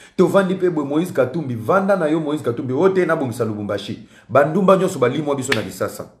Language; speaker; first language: French; non-native, local second language; Lingala